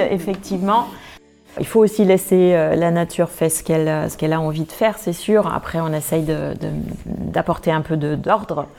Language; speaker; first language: French; non-native, fluent; German